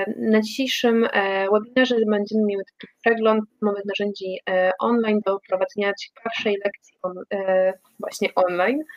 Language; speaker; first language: Polish; native; Polish